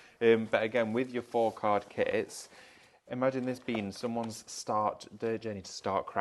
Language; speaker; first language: English; native; English